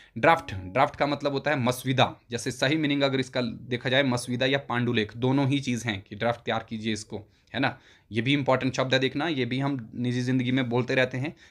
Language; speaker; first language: Hindi; native; Hindi